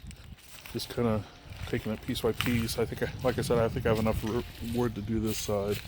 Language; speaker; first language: English; native; English